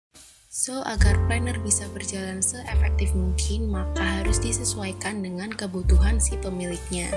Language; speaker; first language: Indonesian; native; Indonesian